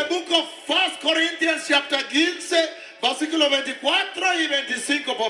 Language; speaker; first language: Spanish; non-native, learner; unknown